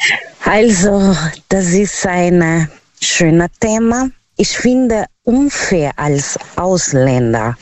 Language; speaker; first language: German; non-native, learner; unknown